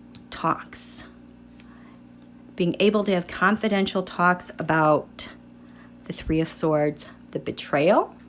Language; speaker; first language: English; native; English